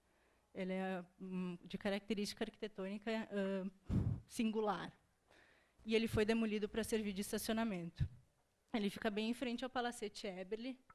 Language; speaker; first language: Portuguese; native; Portuguese